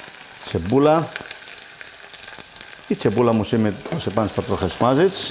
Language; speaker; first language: Polish; non-native, learner; Greek